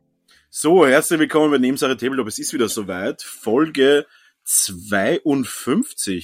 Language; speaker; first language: German; native; German